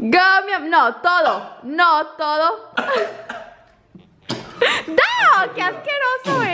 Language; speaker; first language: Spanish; early bilingual, heritage; Spanish